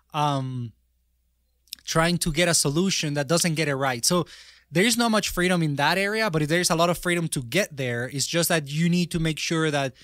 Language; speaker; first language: English; non-native, fluent; Spanish